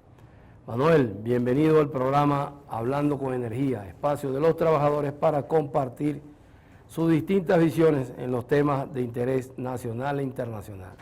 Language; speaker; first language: Spanish; native; Spanish